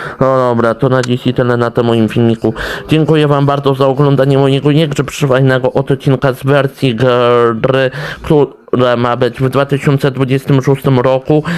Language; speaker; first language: Polish; native; Polish